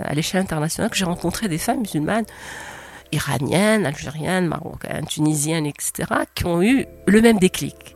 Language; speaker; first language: French; non-native, local second language; Arabic